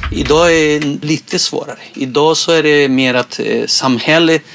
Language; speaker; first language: Swedish; non-native, fluent; Spanish